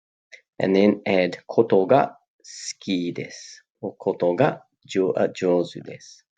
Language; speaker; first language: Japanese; non-native, fluent; English